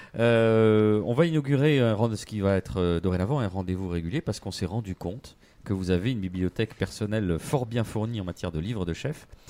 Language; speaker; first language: French; native; French